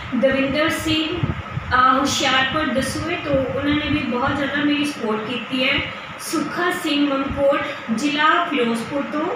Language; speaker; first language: Hindi; non-native, local second language; Punjabi